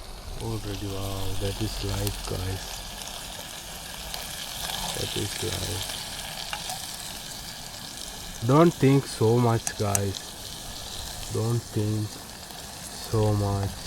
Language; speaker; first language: English; non-native, learner; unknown